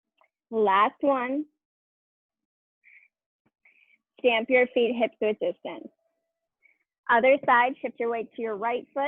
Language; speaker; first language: English; native; English